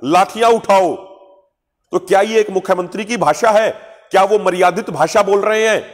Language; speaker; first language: Hindi; non-native, local second language; Punjabi